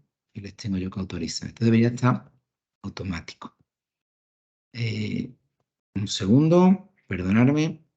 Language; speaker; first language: Spanish; native; Spanish